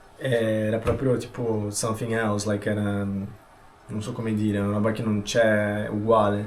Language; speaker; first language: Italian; non-native, fluent; Portuguese